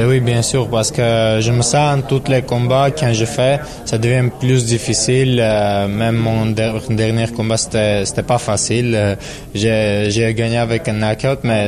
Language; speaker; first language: French; non-native, learner; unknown